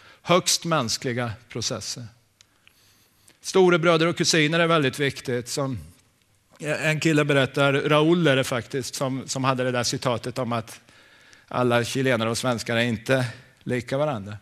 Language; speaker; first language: Swedish; native; Swedish